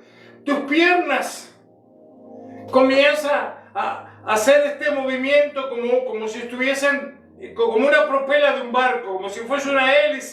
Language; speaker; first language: Spanish; native; Spanish